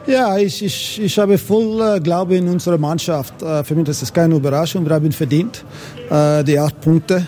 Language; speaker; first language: German; non-native, fluent; English